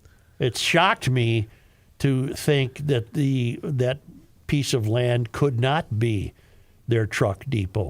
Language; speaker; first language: English; native; English